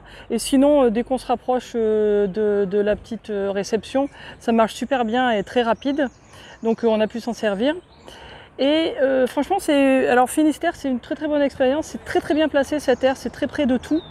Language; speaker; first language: French; native; French